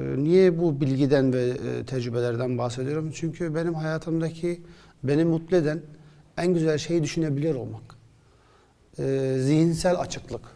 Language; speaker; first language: Turkish; early bilingual, other home language; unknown